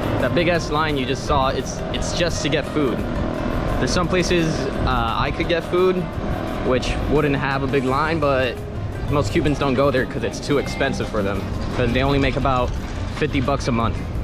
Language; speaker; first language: English; native; English